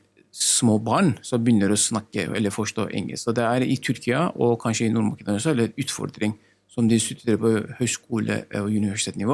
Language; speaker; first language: Norwegian; non-native, learner; Turkish